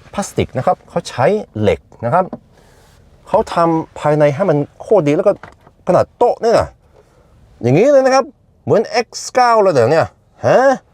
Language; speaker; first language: Thai; non-native, fluent; Norwegian